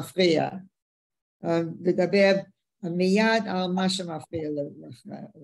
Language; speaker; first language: Hebrew; non-native, learner; English